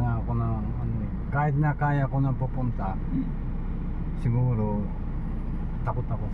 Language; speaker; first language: Filipino; non-native, learner; Japanese